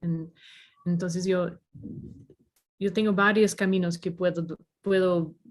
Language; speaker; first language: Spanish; non-native, learner; English